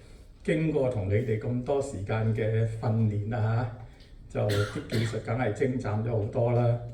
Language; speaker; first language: Cantonese; native; Cantonese